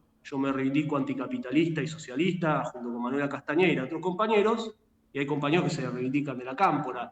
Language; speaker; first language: Spanish; native; Spanish